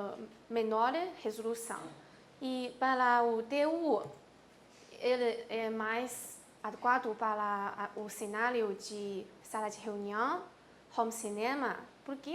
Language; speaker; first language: Portuguese; non-native, learner; Chinese